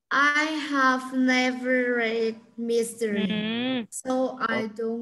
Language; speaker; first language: English; non-native, learner; Vietnamese